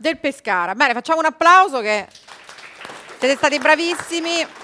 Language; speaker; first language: Italian; native; Italian